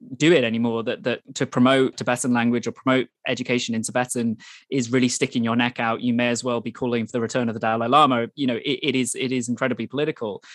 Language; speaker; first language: English; native; English